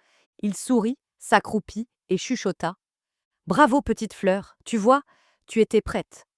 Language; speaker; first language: French; native; French